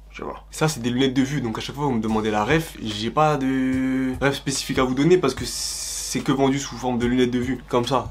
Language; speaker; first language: French; native; French